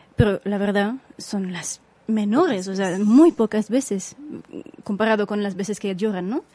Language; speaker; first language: Spanish; non-native, fluent; French